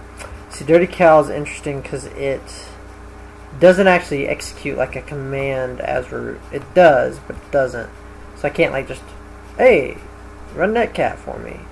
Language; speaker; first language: English; native; English